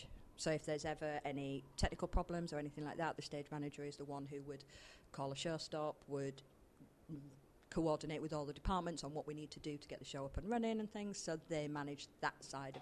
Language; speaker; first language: English; native; English